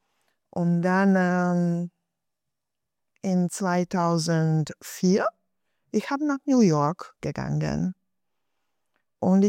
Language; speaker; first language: German; non-native, fluent; Hungarian